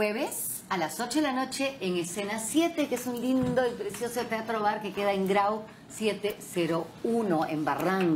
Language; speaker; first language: Spanish; native; Spanish